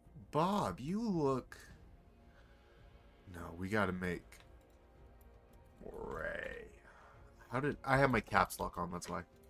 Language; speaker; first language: English; native; English